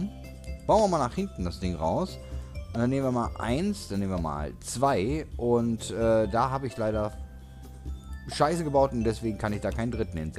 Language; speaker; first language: German; native; German